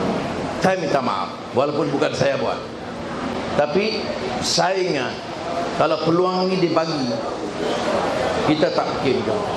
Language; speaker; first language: Malay; native; Malay